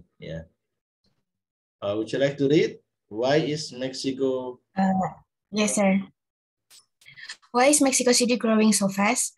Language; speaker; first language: English; non-native, fluent; Indonesian